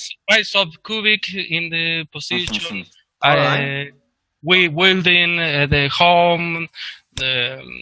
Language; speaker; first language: English; non-native, learner; Spanish